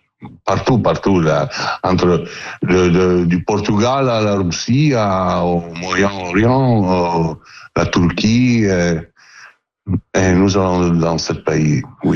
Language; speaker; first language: French; non-native, learner; Italian